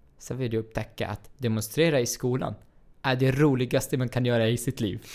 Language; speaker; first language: Swedish; non-native, fluent; Arabic